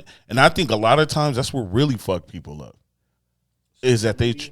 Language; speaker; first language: English; native; English